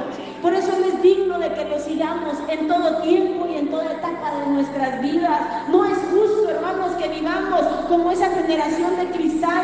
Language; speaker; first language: Spanish; native; Spanish